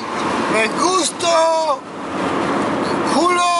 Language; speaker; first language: Spanish; non-native, learner; English